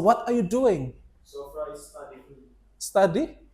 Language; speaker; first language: English; non-native, fluent; Indonesian